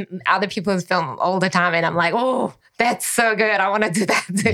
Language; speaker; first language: English; non-native, fluent; Korean